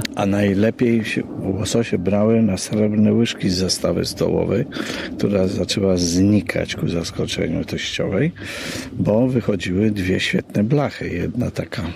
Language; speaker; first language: Polish; native; Polish